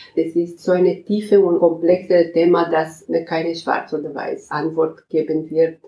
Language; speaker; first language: German; non-native, fluent; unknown